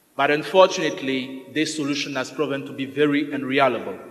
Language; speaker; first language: English; non-native, fluent; French